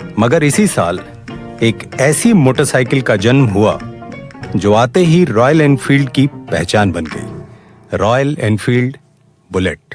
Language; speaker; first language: Hindi; native; Hindi